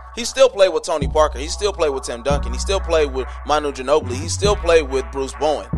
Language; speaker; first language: English; native; English